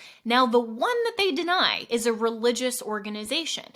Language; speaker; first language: English; native; English